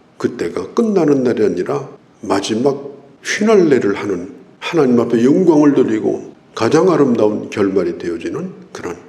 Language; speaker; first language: Korean; native; Korean